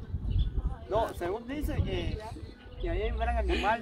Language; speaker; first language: Spanish; native; Spanish